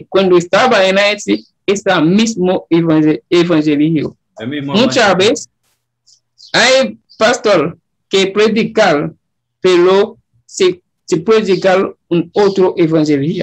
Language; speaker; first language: Spanish; non-native, learner; Haitian Creole